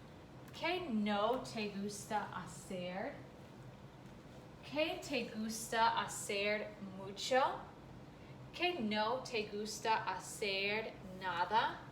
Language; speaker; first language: Spanish; non-native, fluent; English